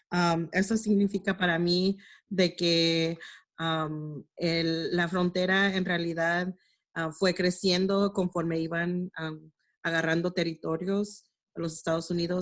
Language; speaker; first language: Spanish; early bilingual, heritage; Spanish